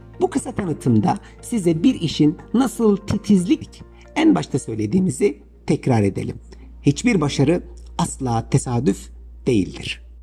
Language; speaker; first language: Turkish; native; Turkish